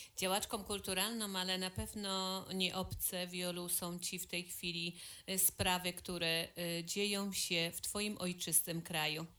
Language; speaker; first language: Polish; native; Polish